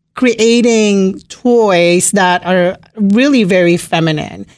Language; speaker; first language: English; non-native, local second language; Filipino